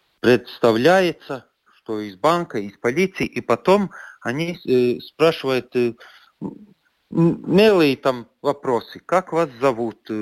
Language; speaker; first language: Russian; non-native, local second language; Latvian